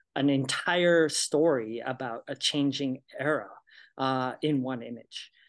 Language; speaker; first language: English; early bilingual, other home language; Japanese